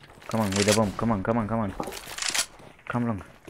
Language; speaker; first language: English; non-native, learner; Romanian